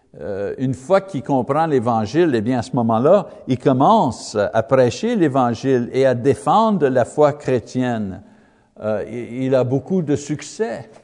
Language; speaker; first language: French; non-native, learner; English